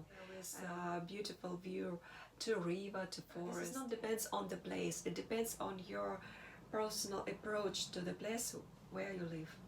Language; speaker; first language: English; non-native, learner; Russian